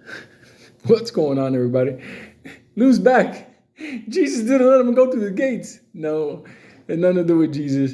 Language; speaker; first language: English; native; English